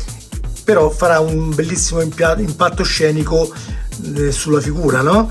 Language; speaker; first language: Italian; native; Italian